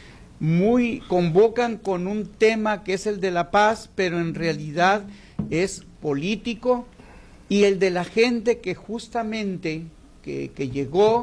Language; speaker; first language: Spanish; native; Spanish